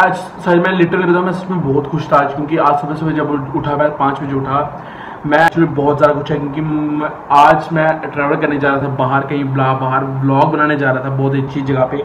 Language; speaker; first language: Hindi; native; Hindi